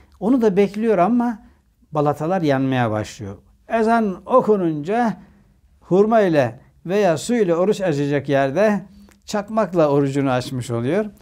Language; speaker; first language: Turkish; native; Turkish